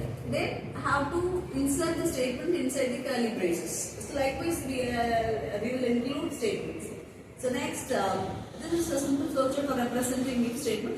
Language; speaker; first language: English; non-native, local second language; Tamil